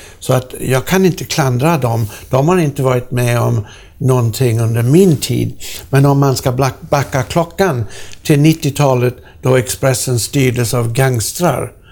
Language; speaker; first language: Swedish; non-native, fluent; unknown